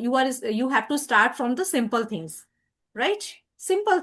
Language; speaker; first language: English; non-native, learner; Hindi